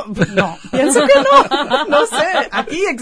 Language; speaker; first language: Spanish; non-native, fluent; Dutch